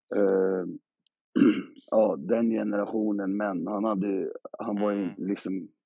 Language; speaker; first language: Swedish; native; Swedish